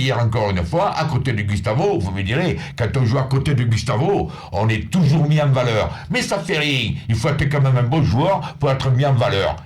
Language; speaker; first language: French; native; French